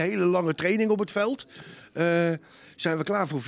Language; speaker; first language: Dutch; native; Dutch